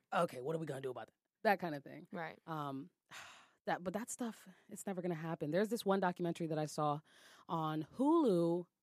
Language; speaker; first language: English; native; English